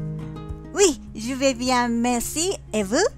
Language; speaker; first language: French; non-native, learner; Japanese